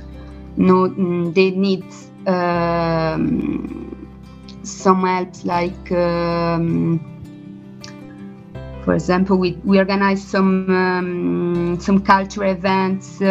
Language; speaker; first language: English; non-native, learner; Italian